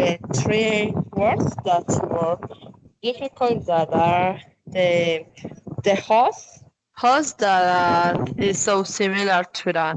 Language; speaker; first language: English; non-native, learner; Spanish